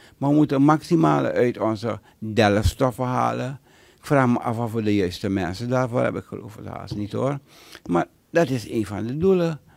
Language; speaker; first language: Dutch; native; Dutch